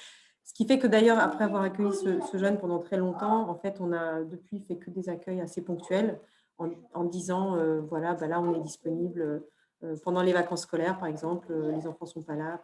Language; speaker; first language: French; native; French